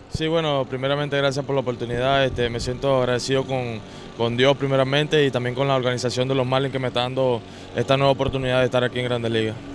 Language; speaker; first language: Spanish; native; Spanish